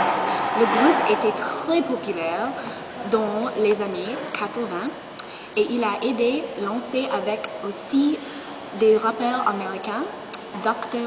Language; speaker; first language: French; non-native, learner; English